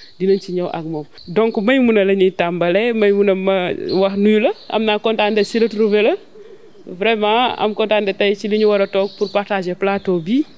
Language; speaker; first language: Wolof; native; Wolof